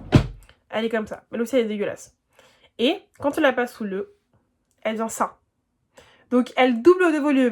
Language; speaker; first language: French; native; French